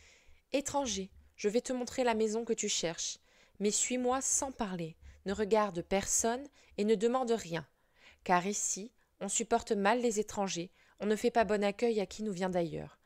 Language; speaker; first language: French; native; French